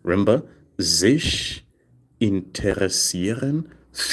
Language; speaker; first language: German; non-native, fluent; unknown